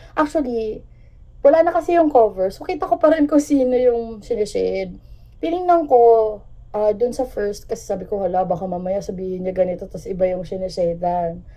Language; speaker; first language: Filipino; non-native, local second language; Hiligaynon